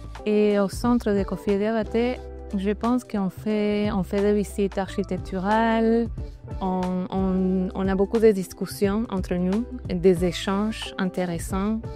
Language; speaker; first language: French; non-native, fluent; Spanish